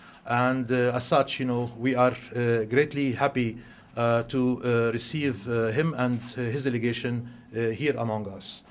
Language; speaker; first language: English; non-native, fluent; Arabic